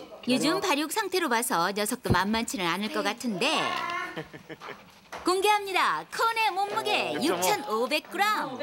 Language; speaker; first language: Korean; native; Korean